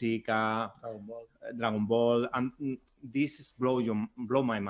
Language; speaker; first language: English; non-native, learner; Spanish